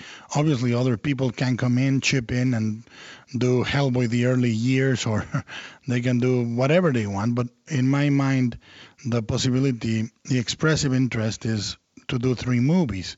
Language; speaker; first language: English; non-native, fluent; Spanish